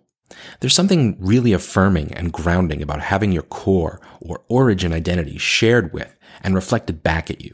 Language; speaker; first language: English; native; English